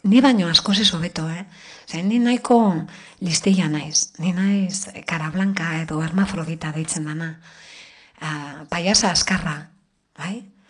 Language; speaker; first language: Basque; non-native, local second language; Spanish